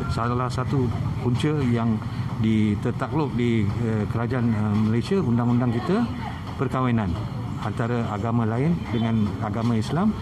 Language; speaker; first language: Malay; non-native, local second language; Tamil